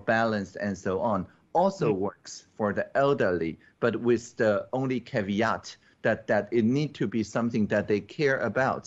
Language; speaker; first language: English; non-native, fluent; Chinese